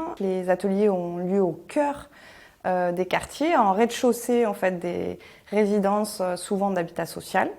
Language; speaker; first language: French; native; French